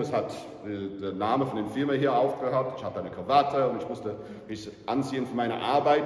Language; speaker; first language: German; non-native, fluent; English